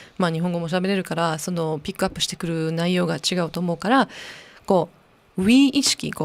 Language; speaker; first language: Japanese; non-native, local second language; English